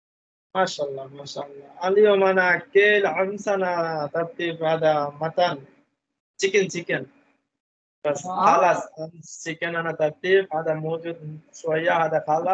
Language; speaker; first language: Arabic; non-native, learner; Bangla